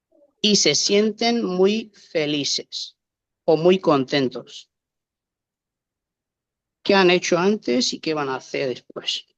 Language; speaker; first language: Spanish; non-native, learner; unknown